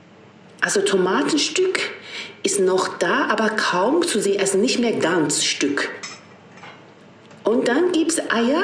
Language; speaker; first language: German; non-native, fluent; Chinese